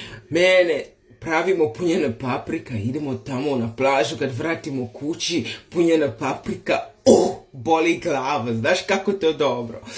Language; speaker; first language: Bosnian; non-native, learner; Slovenian